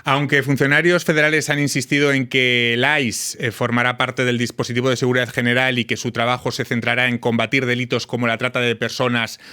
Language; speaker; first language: Spanish; native; Spanish